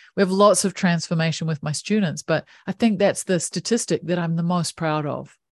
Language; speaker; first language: English; native; English